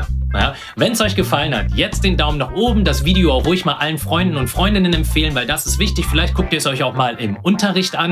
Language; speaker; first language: German; native; German